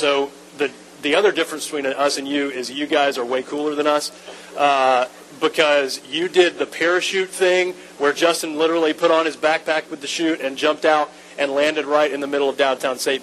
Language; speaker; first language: English; native; English